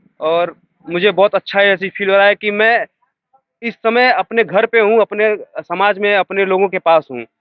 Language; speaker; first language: Hindi; native; Hindi